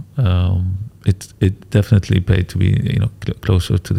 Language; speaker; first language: English; native; English